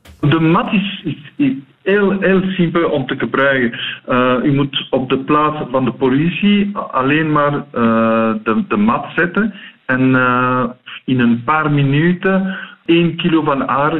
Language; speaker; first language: Dutch; non-native, learner; French